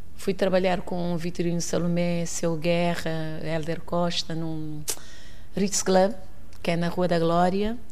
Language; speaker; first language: Portuguese; non-native, local second language; Kabuverdianu